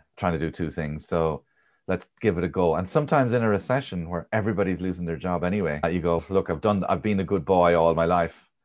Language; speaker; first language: English; native; English